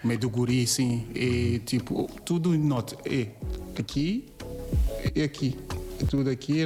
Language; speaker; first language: Portuguese; non-native, learner; Yoruba